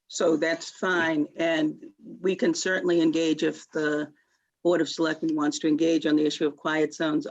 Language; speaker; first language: English; native; English